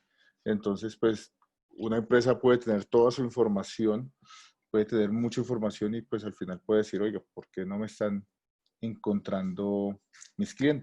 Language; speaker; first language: Spanish; native; Spanish